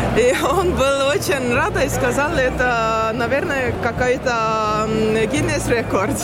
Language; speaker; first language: Russian; non-native, learner; Estonian